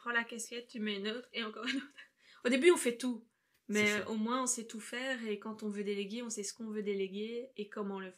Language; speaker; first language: French; native; French